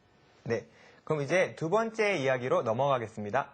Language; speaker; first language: Korean; native; Korean